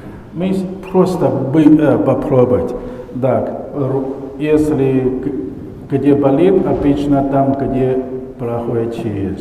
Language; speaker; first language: Russian; non-native, learner; Chinese